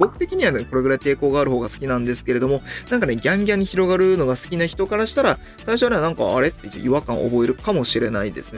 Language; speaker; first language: Japanese; native; Japanese